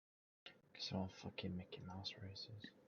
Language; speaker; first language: English; native; English